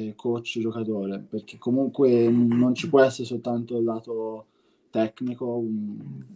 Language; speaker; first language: Italian; native; Italian